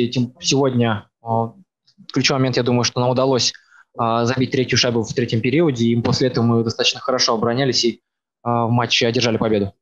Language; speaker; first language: Russian; native; Russian